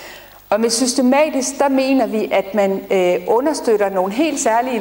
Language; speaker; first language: Danish; native; Danish